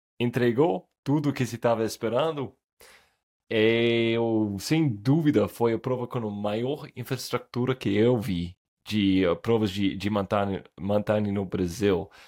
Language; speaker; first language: Portuguese; non-native, fluent; English